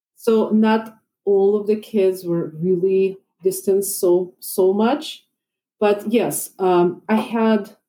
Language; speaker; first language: English; non-native, fluent; Russian